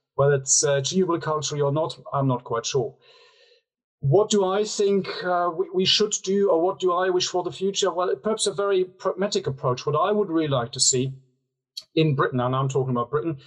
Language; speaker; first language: English; non-native, fluent; German